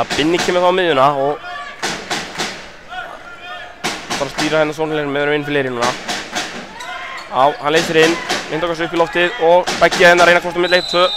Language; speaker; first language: Icelandic; native; Icelandic